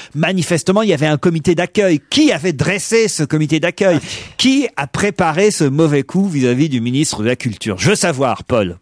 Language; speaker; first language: French; native; French